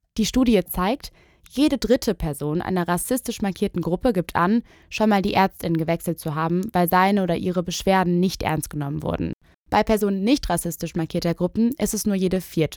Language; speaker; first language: German; native; German